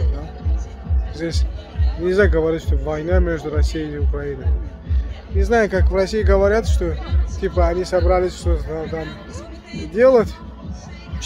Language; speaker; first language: Russian; non-native, fluent; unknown